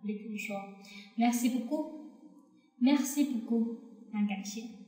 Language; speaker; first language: French; non-native, fluent; Chinese